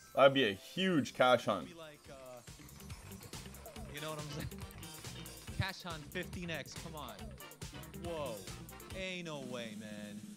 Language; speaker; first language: English; native; English